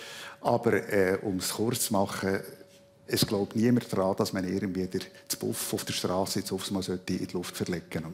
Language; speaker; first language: German; native; German